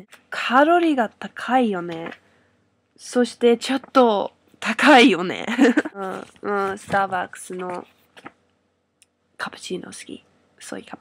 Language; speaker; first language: Japanese; non-native, learner; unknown